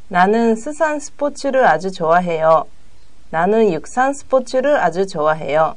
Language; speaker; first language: Korean; non-native, learner; Japanese